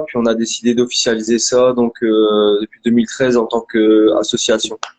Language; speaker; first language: French; native; French